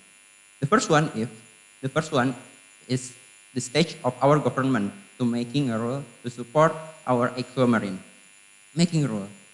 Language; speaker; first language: English; non-native, learner; Indonesian